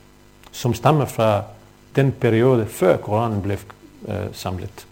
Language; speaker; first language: Danish; non-native, fluent; Bosnian